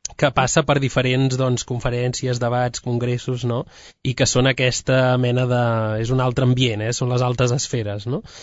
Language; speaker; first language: Catalan; native; Catalan